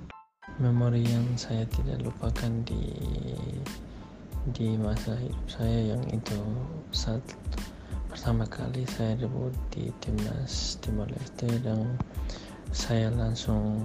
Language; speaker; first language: Indonesian; non-native, local second language; Tetum